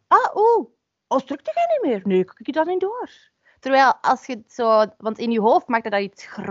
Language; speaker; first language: Dutch; native; Dutch